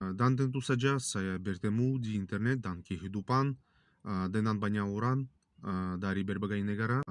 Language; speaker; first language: Indonesian; non-native, learner; Russian